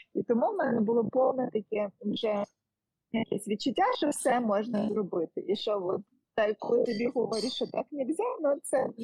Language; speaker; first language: Ukrainian; native; Ukrainian